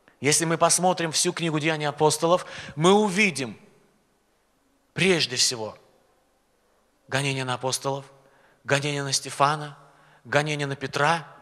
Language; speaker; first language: Russian; native; Russian